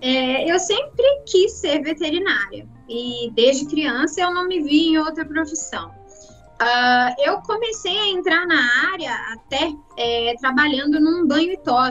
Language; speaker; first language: Portuguese; native; Portuguese